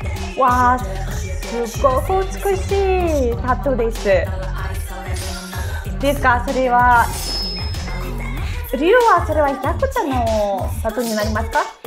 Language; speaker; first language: Japanese; non-native, fluent; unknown